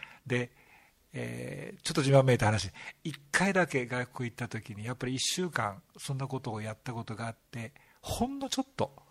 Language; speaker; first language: Japanese; native; Japanese